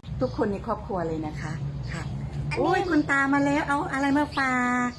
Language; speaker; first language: Thai; native; Thai